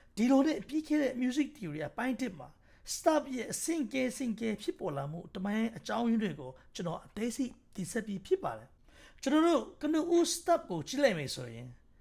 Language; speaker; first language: Burmese; non-native, local second language; Kachin